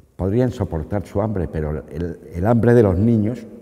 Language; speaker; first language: Spanish; native; Spanish